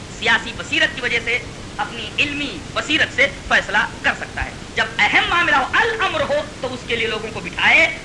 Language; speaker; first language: Urdu; native; Urdu